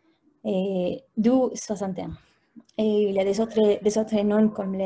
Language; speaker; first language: French; non-native, fluent; Spanish